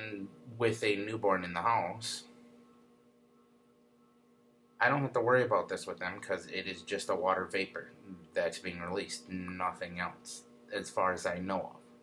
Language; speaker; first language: English; native; English